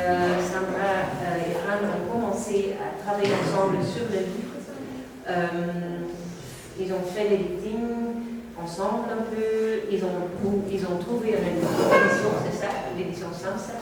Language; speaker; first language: French; non-native, local second language; Dutch